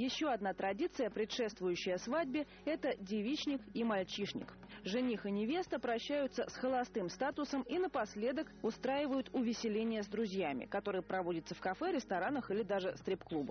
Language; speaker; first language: Russian; native; Russian